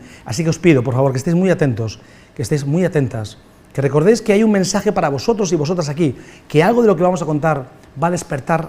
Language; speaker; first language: Spanish; native; Spanish